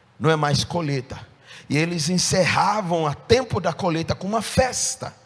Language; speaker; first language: Portuguese; non-native, fluent; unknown